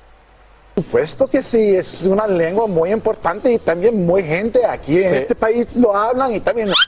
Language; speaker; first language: Spanish; non-native, learner; English